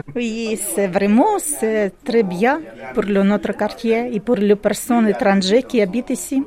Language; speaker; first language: French; non-native, learner; Ukrainian